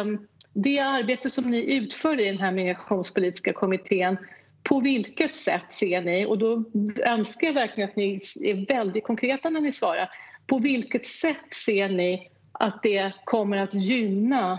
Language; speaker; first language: Swedish; native; Swedish